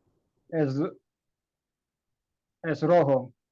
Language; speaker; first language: Spanish; non-native, learner; English